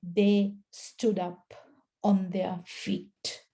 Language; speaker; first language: English; non-native, local second language; Sinhala